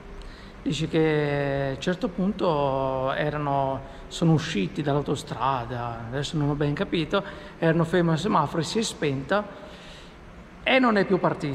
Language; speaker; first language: Italian; native; Italian